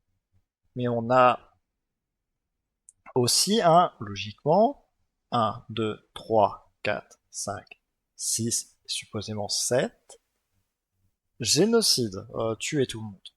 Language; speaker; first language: French; native; French